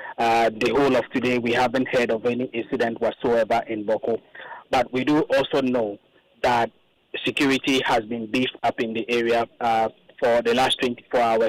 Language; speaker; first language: English; native; English